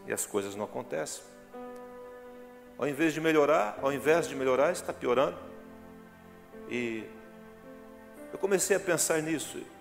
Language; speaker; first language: Portuguese; native; Portuguese